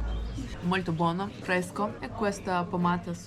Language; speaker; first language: Italian; non-native, learner; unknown